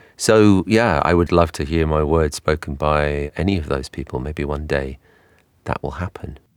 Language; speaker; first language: English; native; English